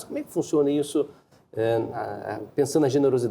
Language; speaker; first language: Portuguese; native; Portuguese